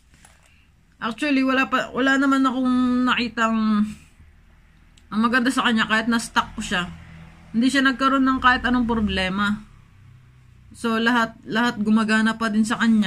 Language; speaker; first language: Filipino; native; Filipino